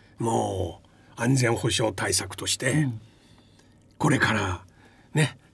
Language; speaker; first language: Japanese; non-native, fluent; Chinese